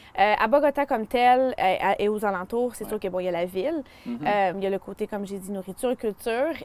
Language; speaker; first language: French; early bilingual, other home language; Spanish